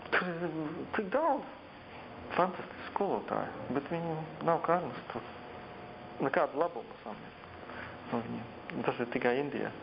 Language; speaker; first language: Latvian; early bilingual, heritage; Latvian